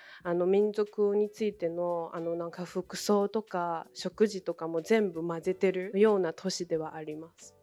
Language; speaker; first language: Japanese; non-native, fluent; Chinese